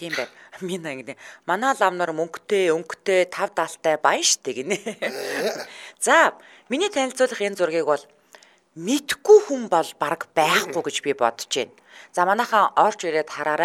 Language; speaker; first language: Mongolian; native; Mongolian